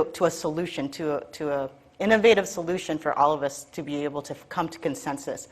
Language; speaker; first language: English; native; English